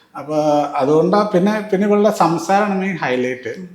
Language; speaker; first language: Malayalam; native; Malayalam